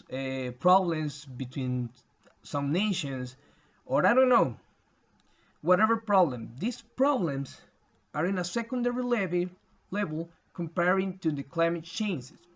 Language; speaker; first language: English; non-native, learner; Spanish